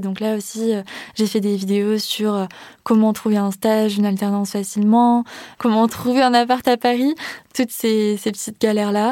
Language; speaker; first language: French; native; French